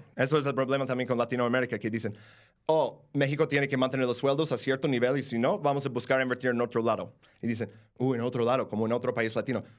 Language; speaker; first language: Spanish; non-native, fluent; English